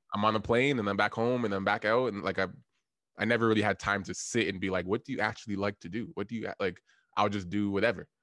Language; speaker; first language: English; native; English